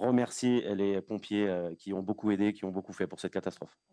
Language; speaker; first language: French; native; French